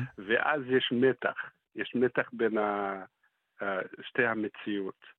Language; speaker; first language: Hebrew; non-native, fluent; Arabic